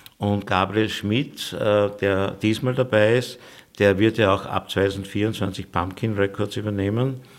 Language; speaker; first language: German; native; German